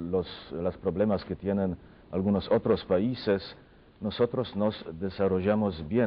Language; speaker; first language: Spanish; non-native, fluent; Polish